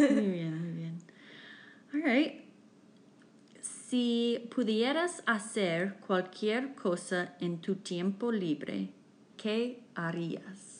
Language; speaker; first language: Spanish; non-native, fluent; English